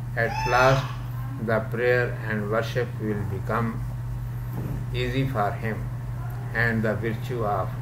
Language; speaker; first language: English; non-native, local second language; Urdu